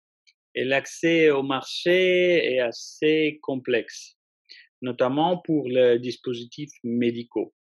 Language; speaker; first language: French; non-native, fluent; Russian